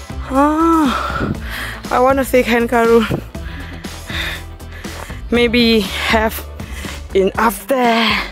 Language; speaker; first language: English; non-native, learner; Thai